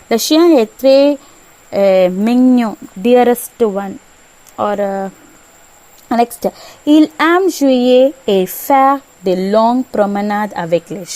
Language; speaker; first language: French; non-native, learner; Tamil